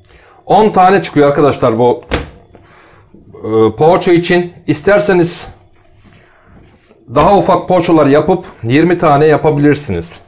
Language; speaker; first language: Turkish; native; Turkish